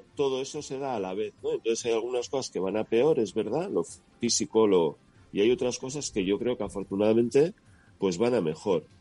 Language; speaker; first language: Spanish; native; Spanish